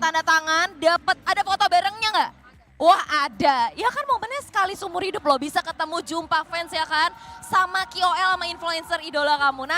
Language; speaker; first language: Indonesian; native; Indonesian